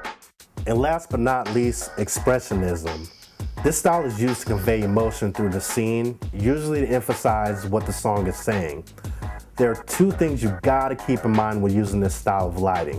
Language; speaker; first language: English; native; English